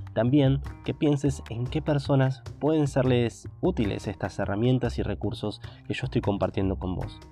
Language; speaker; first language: Spanish; native; Spanish